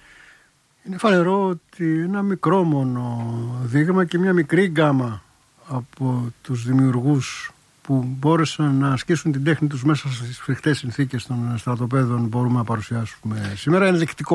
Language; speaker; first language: Greek; native; Greek